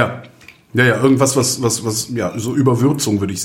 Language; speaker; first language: German; native; German